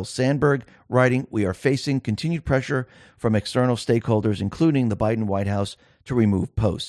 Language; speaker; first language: English; native; English